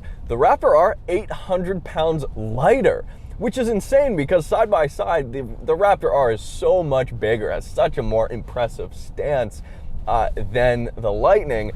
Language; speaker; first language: English; native; English